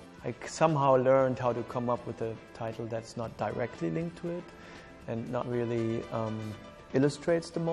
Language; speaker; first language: English; non-native, fluent; German